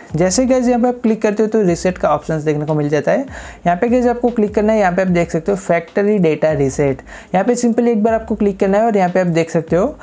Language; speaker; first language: Hindi; native; Hindi